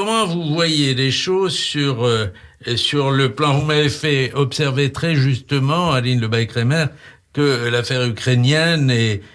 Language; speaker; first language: French; native; French